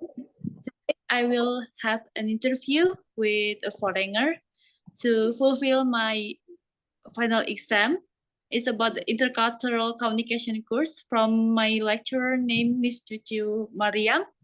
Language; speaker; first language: English; non-native, learner; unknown